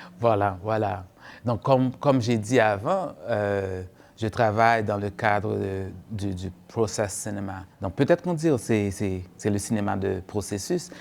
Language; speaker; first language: French; non-native, local second language; Haitian Creole